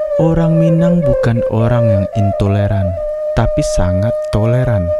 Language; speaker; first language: Indonesian; non-native, local second language; Minangkabau